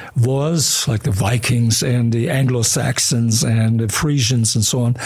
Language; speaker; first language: English; early bilingual, other home language; German